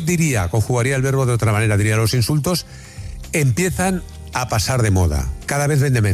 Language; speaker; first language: Spanish; native; Spanish